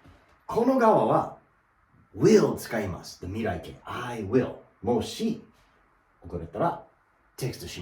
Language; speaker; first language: Japanese; non-native, learner; English